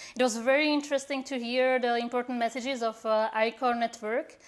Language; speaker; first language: English; non-native, fluent; Slovak